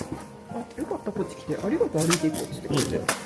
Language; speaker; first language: Japanese; native; Japanese